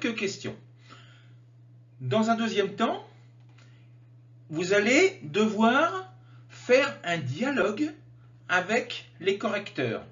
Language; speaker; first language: French; native; French